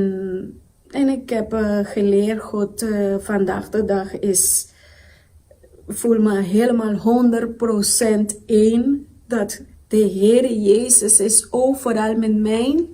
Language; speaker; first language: Dutch; non-native, local second language; Papiamento